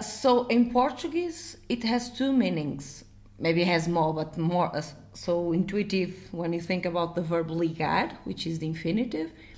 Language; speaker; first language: English; non-native, fluent; Portuguese